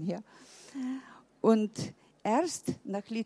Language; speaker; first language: German; early bilingual, heritage; German